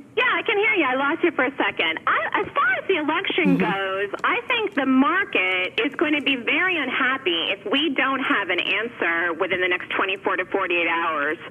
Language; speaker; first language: English; native; English